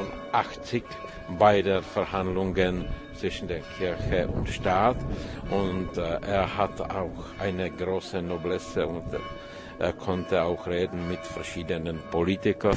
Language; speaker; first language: German; non-native, fluent; Czech